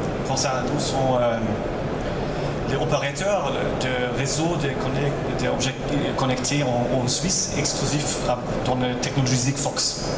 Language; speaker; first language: French; non-native, local second language; German